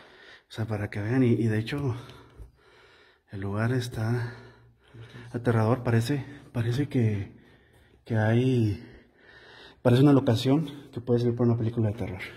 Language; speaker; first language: Spanish; native; Spanish